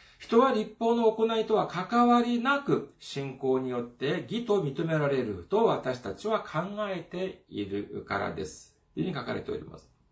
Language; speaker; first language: Japanese; non-native, fluent; Korean